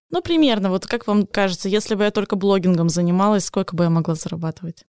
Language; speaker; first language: Russian; native; Russian